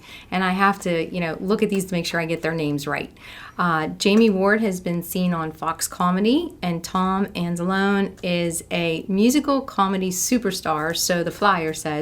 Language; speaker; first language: English; native; English